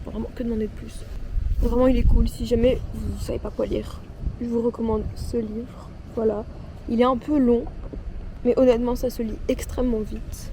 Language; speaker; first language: French; native; French